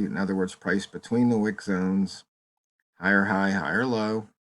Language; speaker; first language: English; native; English